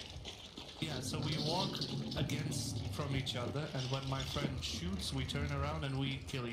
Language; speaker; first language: English; non-native, fluent; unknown